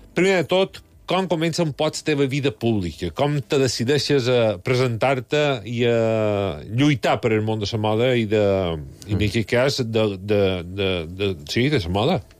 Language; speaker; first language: Catalan; native; Catalan